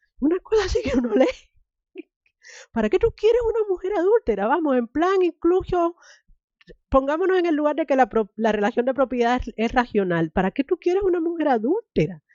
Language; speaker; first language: Spanish; native; Spanish